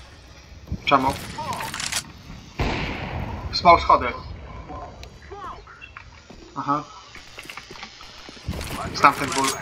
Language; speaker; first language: Polish; native; Polish